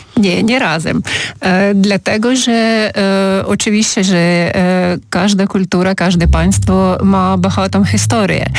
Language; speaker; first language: Polish; non-native, fluent; Ukrainian